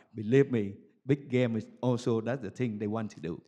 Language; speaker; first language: English; non-native, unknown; Vietnamese